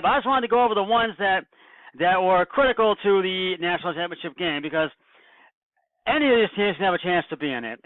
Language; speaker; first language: English; native; English